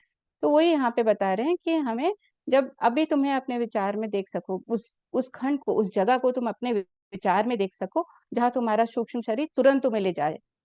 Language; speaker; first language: Hindi; native; Hindi